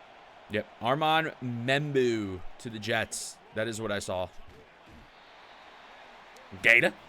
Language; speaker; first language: English; native; English